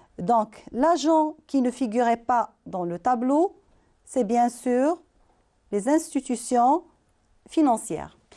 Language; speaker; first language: French; non-native, local second language; Arabic